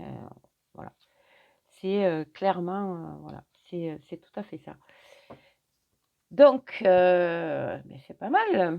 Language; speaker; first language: French; native; French